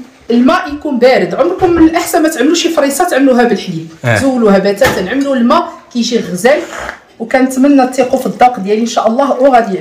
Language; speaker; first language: Arabic; native; Arabic